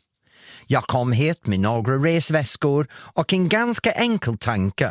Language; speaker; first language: Swedish; non-native, fluent; English